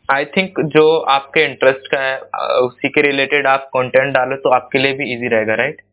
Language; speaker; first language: Hindi; native; Hindi